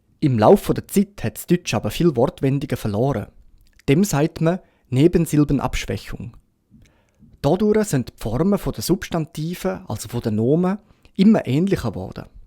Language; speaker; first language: German; native; German